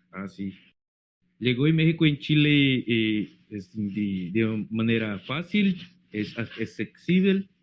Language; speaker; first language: Spanish; non-native, learner; Portuguese